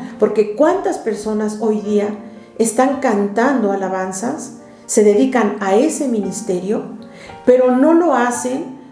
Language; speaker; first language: Spanish; native; Spanish